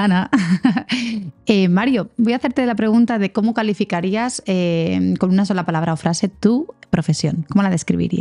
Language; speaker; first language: Spanish; native; Spanish